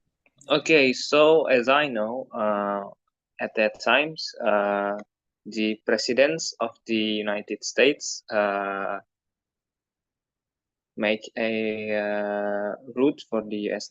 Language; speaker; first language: English; non-native, learner; Indonesian